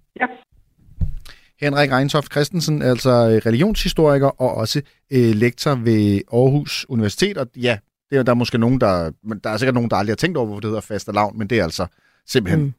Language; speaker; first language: Danish; native; Danish